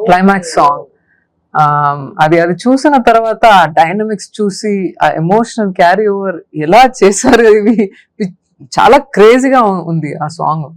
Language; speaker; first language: Telugu; non-native, learner; Tamil